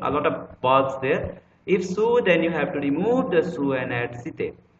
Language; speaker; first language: English; non-native, local second language; Nepali